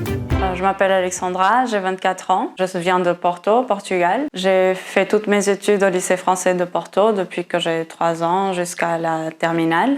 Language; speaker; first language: French; non-native, fluent; Portuguese